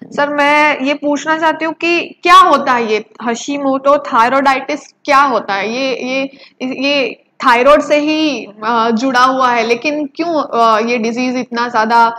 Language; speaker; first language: Hindi; non-native, local second language; Gujarati